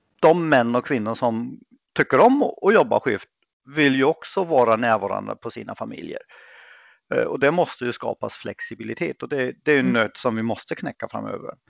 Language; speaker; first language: Swedish; non-native, fluent; German